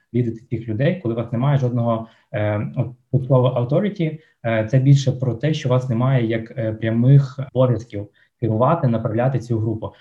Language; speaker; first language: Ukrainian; non-native, local second language; Russian